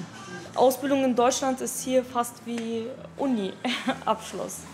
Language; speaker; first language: German; early bilingual, other home language; Turkish